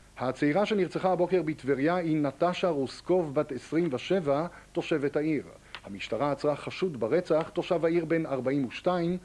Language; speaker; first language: Hebrew; native; Hebrew